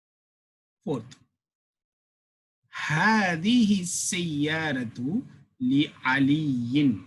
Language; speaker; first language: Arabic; non-native, fluent; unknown